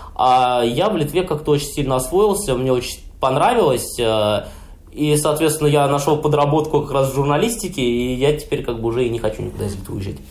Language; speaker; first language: Russian; native; Russian